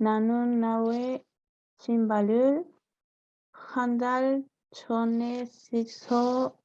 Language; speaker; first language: Korean; non-native, learner; Spanish